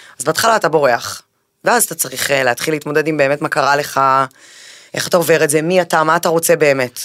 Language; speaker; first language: Hebrew; early bilingual, other home language; Spanish